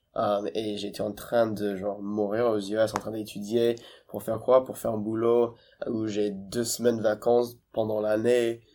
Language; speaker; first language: French; non-native, fluent; English